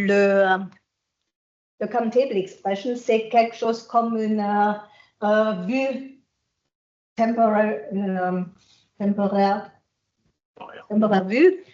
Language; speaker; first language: French; non-native, fluent; German